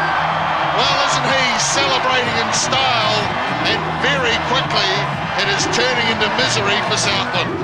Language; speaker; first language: English; native; English